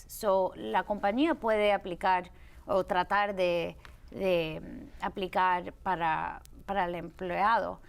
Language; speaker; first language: Spanish; early bilingual, heritage; Spanish